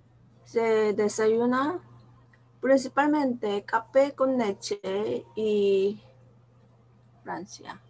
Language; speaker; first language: Spanish; non-native, learner; Korean